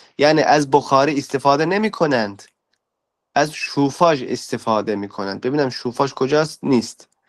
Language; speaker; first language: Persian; non-native, fluent; Turkish